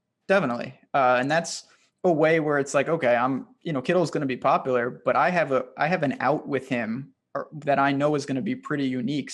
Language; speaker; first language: English; native; English